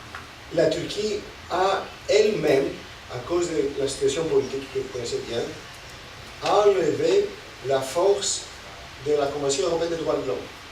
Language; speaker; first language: French; non-native, fluent; Greek